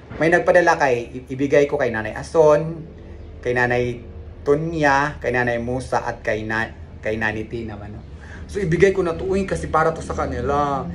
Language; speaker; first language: Filipino; non-native, local second language; Cebuano